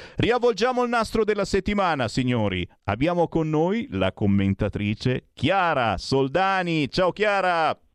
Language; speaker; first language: Italian; native; Italian